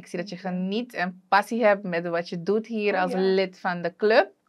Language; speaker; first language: Dutch; native; Dutch